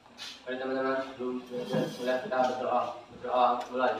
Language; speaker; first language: Indonesian; native; Indonesian